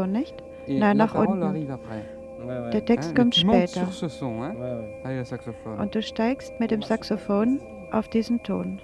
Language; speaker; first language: German; native; German